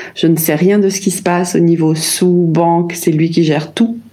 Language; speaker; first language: French; native; French